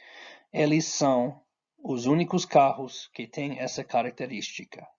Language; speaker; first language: Portuguese; non-native, fluent; English